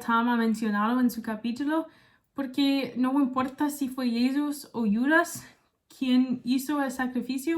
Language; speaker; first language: Spanish; non-native, learner; English